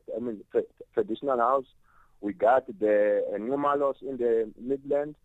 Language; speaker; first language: English; non-native, local second language; Tsonga